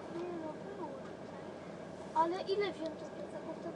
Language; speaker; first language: Polish; early bilingual, other home language; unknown